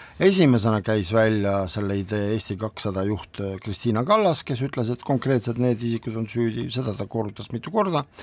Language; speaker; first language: Estonian; non-native, local second language; Russian